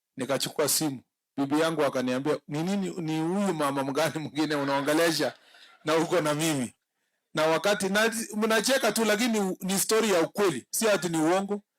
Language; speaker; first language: Swahili; non-native, local second language; Kalenjin